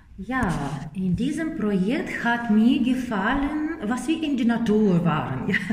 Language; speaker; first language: German; non-native, fluent; Russian